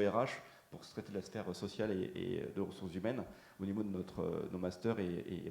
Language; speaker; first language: French; native; French